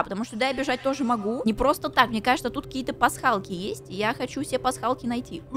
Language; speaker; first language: Russian; native; Russian